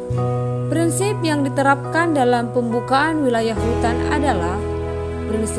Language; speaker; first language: Indonesian; native; Indonesian